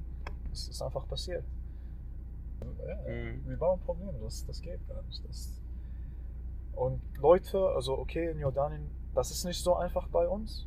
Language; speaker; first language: German; non-native, learner; Arabic